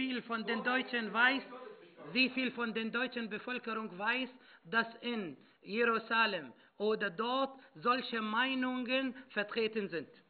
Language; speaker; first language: German; non-native, fluent; Arabic